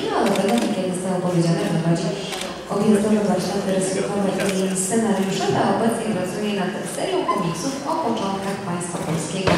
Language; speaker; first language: Polish; native; Polish